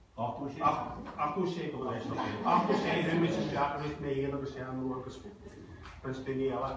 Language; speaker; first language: Irish; non-native, local second language; English